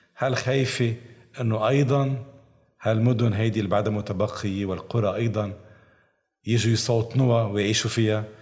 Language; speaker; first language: Arabic; native; Arabic